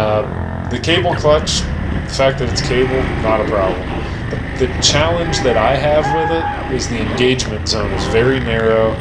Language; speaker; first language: English; native; English